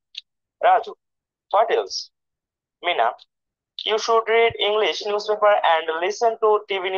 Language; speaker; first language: English; non-native, learner; Bangla